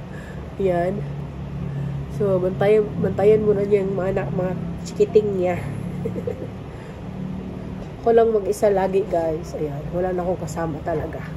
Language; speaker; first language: Filipino; non-native, local second language; Hiligaynon